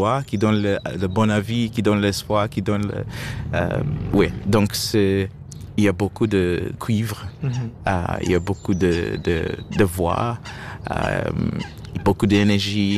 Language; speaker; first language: French; non-native, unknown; Shona